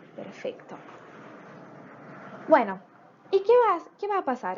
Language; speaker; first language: Spanish; native; Spanish